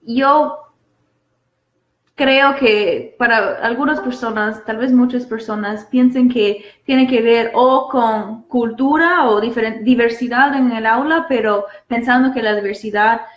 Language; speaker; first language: Spanish; non-native, fluent; English